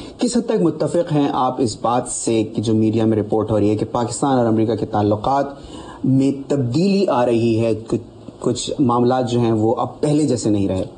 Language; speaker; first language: Urdu; native; Urdu